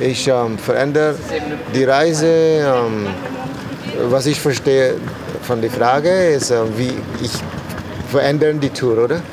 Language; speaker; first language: German; non-native, learner; Spanish